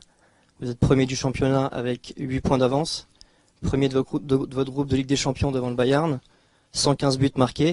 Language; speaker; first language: French; native; French